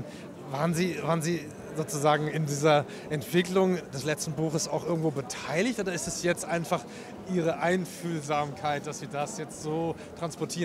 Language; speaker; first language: German; native; German